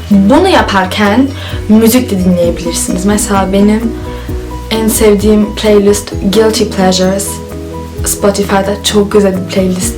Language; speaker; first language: Turkish; early bilingual, heritage; Turkish